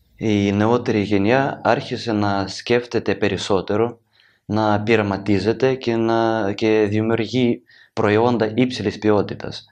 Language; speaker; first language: Greek; non-native, learner; Ukrainian